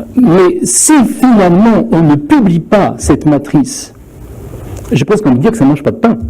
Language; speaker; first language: French; native; French